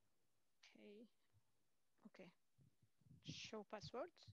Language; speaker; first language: English; non-native, fluent; Arabic